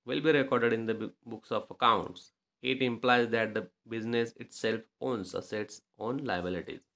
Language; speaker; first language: English; non-native, local second language; Marathi